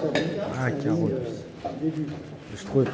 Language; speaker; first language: French; non-native, learner; Uzbek